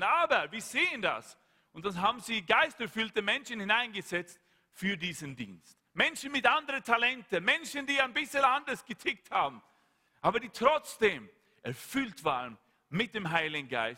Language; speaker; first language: German; non-native, fluent; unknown